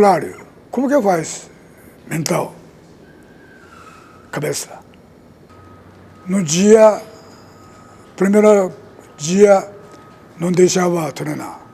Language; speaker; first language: Portuguese; non-native, learner; Japanese